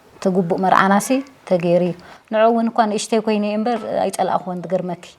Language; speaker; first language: Tigrinya; native; Tigrinya